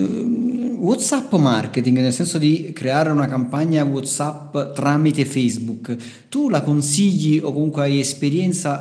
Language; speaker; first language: Italian; native; Italian